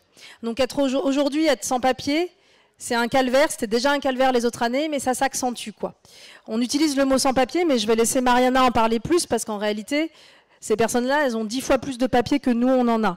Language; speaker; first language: French; native; French